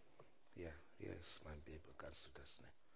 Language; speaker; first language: German; non-native, learner; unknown